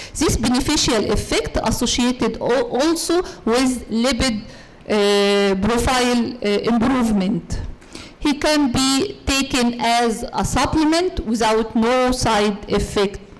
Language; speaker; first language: English; non-native, fluent; Arabic